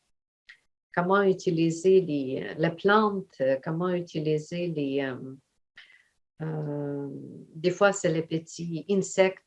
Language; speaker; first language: French; non-native, fluent; Ukrainian